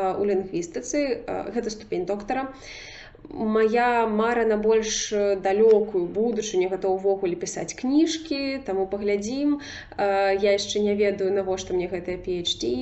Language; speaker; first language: Belarusian; non-native, local second language; Russian